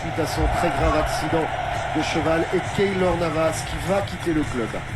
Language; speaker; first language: French; native; French